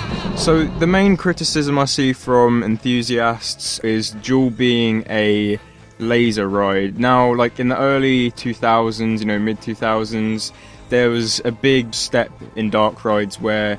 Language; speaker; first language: English; native; English